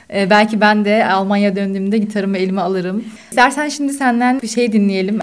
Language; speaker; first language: Turkish; early bilingual, heritage; Turkish